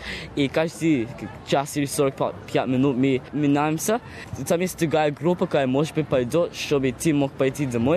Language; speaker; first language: Russian; early bilingual, heritage; Russian